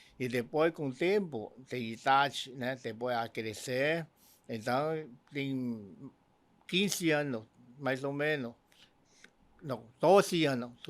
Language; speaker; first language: Portuguese; non-native, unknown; Cantonese